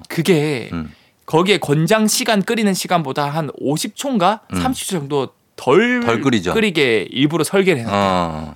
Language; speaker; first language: Korean; native; Korean